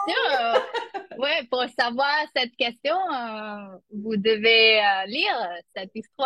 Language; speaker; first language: French; non-native, learner; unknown